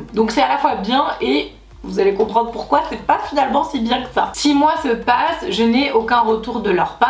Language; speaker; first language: French; native; French